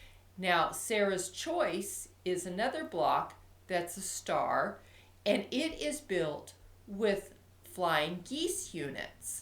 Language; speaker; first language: English; native; English